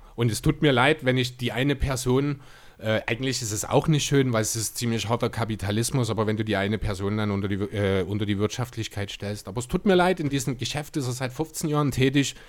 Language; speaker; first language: German; native; German